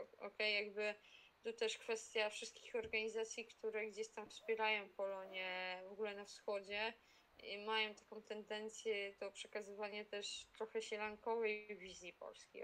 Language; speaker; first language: Polish; native; Polish